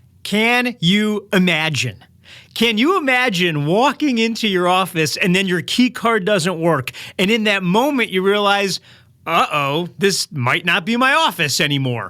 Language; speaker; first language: English; native; English